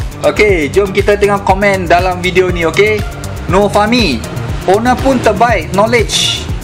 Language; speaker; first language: Malay; non-native, local second language; Min Nan Chinese